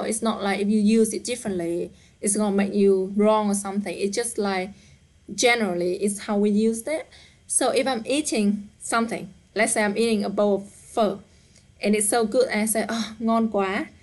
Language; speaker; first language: English; non-native, fluent; Vietnamese